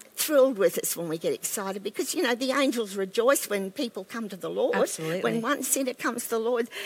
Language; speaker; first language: English; native; English